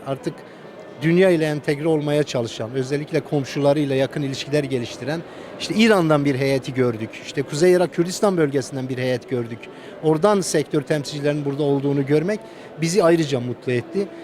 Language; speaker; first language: Turkish; native; Turkish